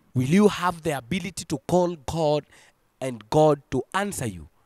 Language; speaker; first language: English; non-native, local second language; Swahili